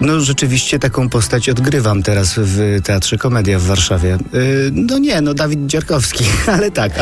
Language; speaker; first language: Polish; native; Polish